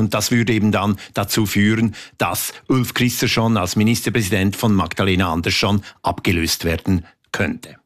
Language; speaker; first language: German; native; German